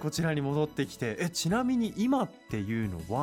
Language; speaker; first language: Japanese; native; Japanese